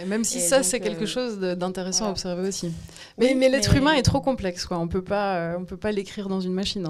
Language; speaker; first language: French; native; French